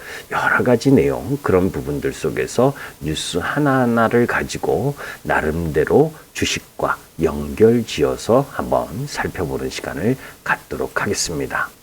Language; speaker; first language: Korean; native; Korean